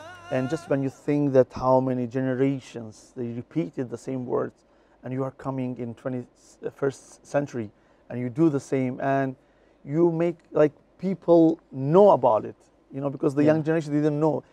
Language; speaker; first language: English; non-native, fluent; Turkish